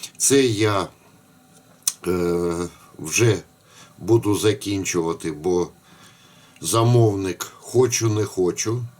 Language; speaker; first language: Ukrainian; non-native, local second language; Russian